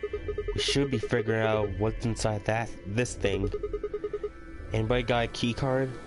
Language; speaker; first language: English; native; English